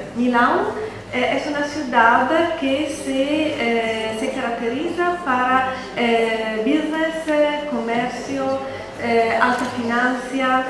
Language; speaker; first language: Spanish; non-native, fluent; Italian